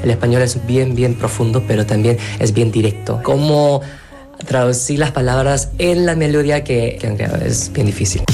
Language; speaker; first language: Spanish; non-native, fluent; Korean